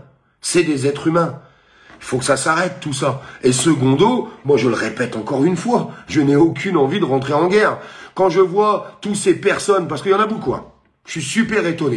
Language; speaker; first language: French; native; French